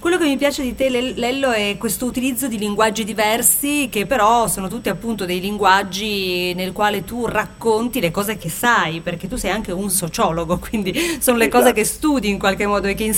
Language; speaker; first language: Italian; native; Italian